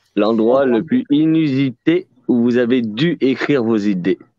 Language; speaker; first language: French; native; French